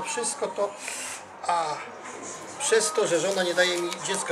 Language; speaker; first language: Polish; non-native, learner; Russian